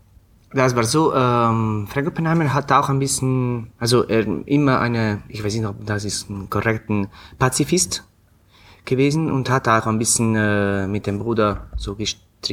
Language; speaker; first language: German; non-native, fluent; Italian